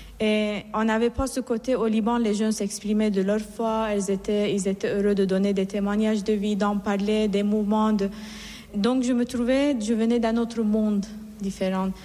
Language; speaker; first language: French; non-native, fluent; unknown